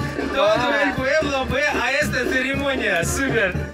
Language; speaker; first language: Spanish; non-native, fluent; Russian